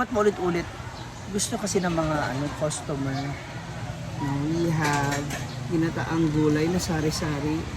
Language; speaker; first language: Filipino; non-native, local second language; Cebuano